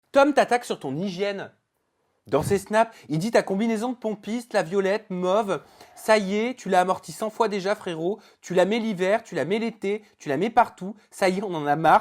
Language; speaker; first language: French; native; French